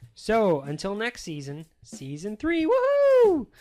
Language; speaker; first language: English; native; English